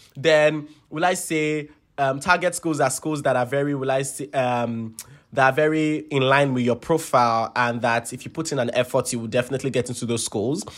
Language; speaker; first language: English; non-native, local second language; Yoruba